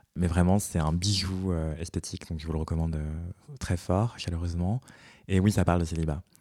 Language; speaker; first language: French; native; French